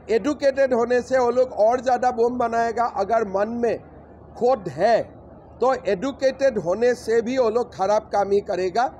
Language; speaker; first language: Hindi; non-native, local second language; Assamese